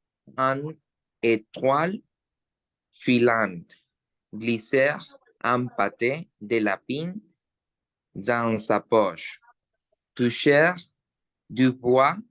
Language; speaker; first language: French; non-native, learner; Spanish